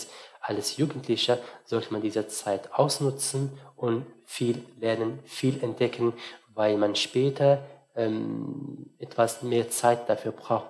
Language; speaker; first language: German; non-native, fluent; Arabic